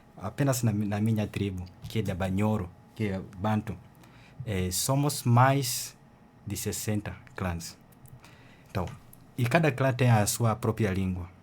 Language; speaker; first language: Portuguese; non-native, fluent; Ganda